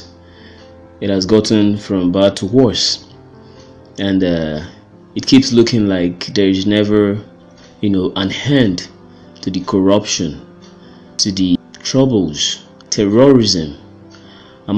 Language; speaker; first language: English; non-native, local second language; Yoruba